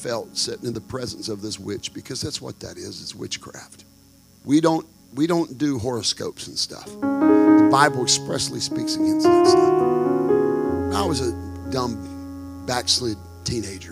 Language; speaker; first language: English; native; English